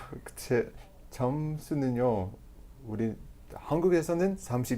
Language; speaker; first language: Korean; non-native, fluent; English